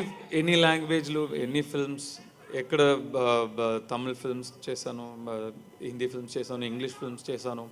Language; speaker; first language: Telugu; non-native, learner; Tamil